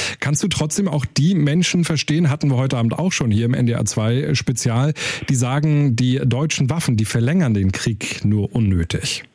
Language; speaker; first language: German; native; German